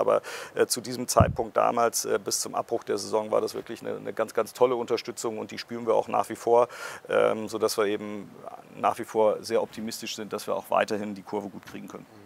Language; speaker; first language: German; native; German